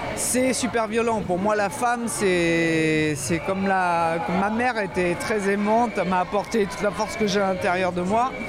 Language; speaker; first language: French; native; French